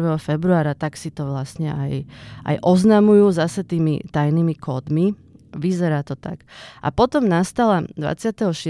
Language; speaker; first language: Slovak; native; Slovak